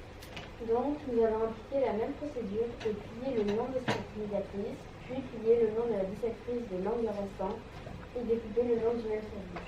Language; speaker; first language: French; native; French